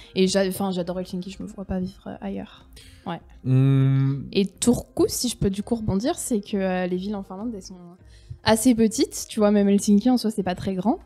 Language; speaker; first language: French; native; French